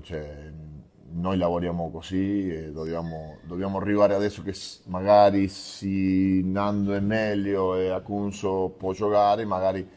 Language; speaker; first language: Italian; non-native, fluent; Spanish